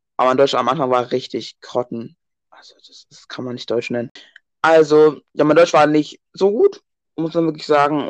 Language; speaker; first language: German; early bilingual, other home language; English